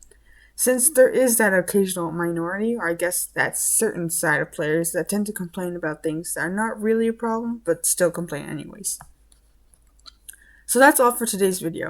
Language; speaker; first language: English; native; English